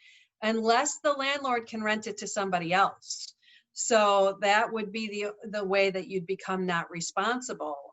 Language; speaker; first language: English; native; English